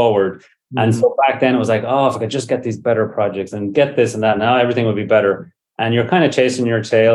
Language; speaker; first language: English; native; English